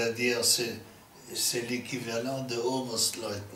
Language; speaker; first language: French; non-native, fluent; English